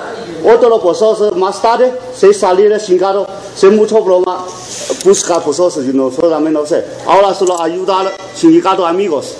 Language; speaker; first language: Spanish; non-native, learner; Chinese